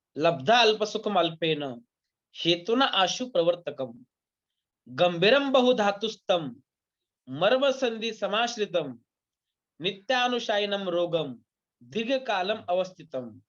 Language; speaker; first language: Hindi; non-native, local second language; Marathi